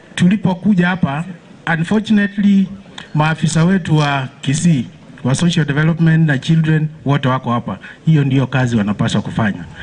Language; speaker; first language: Swahili; non-native, local second language; Gusii